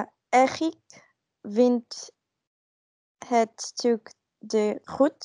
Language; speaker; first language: Dutch; non-native, learner; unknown